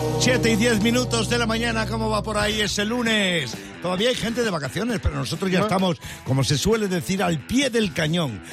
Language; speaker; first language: Spanish; native; Spanish